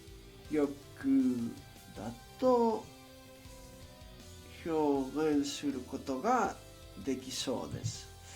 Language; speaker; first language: Japanese; non-native, learner; Spanish